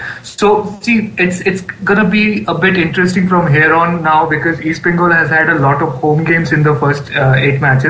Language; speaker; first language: English; non-native, local second language; Bangla